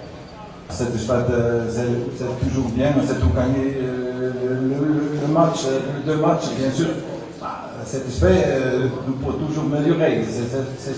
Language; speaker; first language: French; non-native, learner; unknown